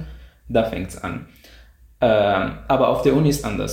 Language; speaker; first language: German; non-native, fluent; Arabic